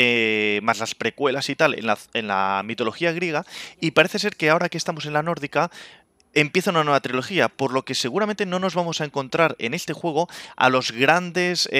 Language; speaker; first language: Spanish; native; Spanish